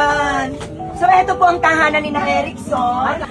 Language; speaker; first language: Filipino; native; Filipino